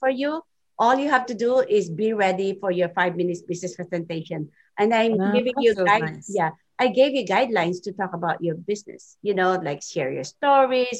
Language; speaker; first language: English; non-native, local second language; Filipino